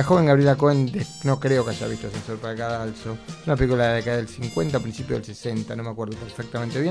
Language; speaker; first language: Spanish; native; Spanish